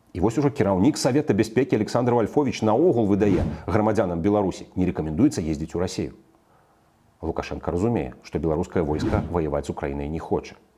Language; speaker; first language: Belarusian; native; Belarusian